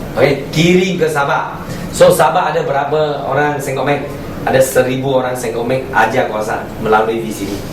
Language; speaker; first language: Malay; non-native, local second language; Chinese